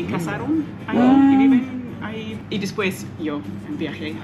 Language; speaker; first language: Spanish; non-native, learner; English